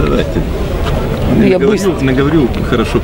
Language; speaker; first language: Russian; non-native, learner; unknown